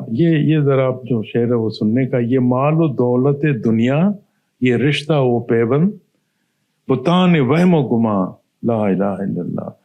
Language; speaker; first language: Urdu; non-native, local second language; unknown